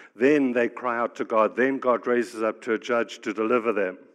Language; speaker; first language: English; native; English